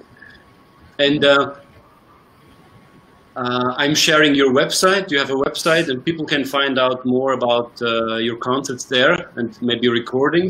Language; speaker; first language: English; non-native, fluent; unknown